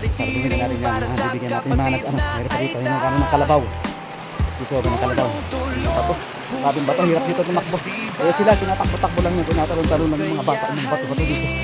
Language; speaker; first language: Filipino; non-native, local second language; Hiligaynon